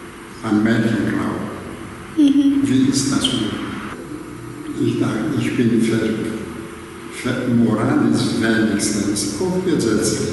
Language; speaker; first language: German; non-native, learner; Greek